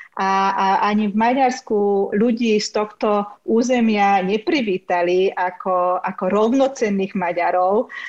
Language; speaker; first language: Slovak; non-native, local second language; Hungarian